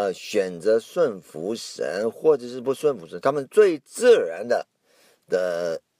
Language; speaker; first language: Chinese; non-native, fluent; English